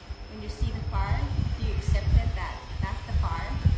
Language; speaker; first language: English; non-native, fluent; Thai